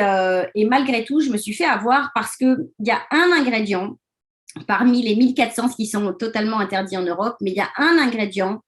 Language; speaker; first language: French; native; French